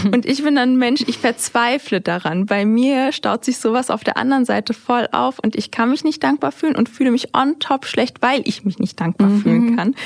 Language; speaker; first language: German; early bilingual, other home language; Turkish